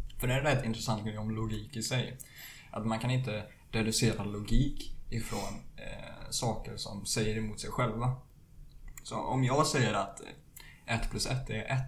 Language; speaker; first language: Swedish; native; Swedish